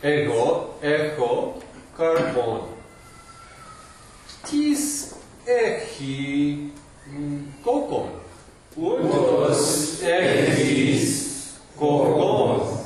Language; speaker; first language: Greek; non-native, fluent; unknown